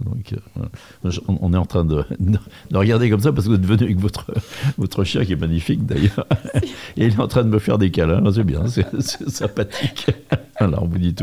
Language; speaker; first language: French; native; French